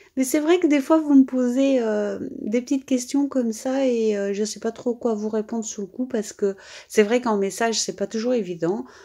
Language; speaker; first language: French; native; French